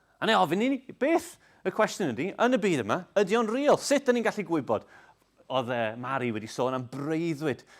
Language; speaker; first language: Welsh; non-native, local second language; English